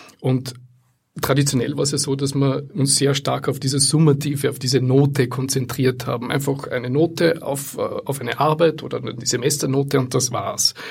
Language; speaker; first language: German; native; German